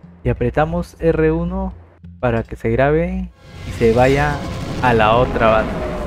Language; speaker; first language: Spanish; native; Spanish